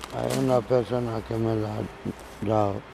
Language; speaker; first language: Spanish; non-native, learner; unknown